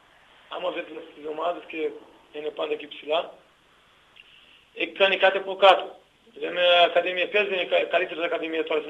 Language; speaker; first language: Greek; non-native, learner; Portuguese